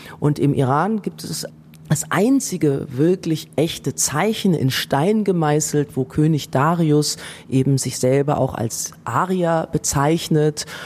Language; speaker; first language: German; native; German